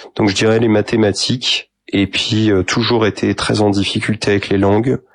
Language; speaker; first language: French; native; French